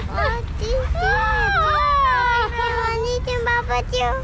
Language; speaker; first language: Turkish; native; Turkish